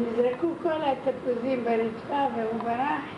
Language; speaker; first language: Hebrew; non-native, fluent; Arabic